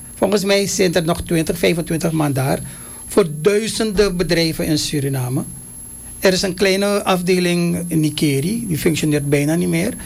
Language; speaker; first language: Dutch; native; Dutch